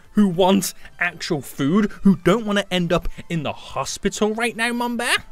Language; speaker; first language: English; native; English